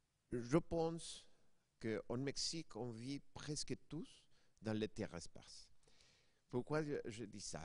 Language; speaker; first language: French; non-native, fluent; Spanish